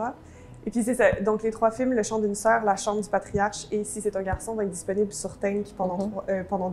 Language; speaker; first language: French; native; French